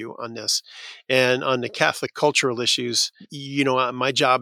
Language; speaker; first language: English; native; English